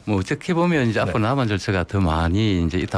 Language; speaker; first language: Korean; native; Korean